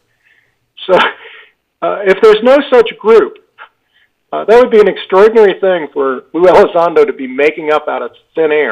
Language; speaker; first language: English; native; English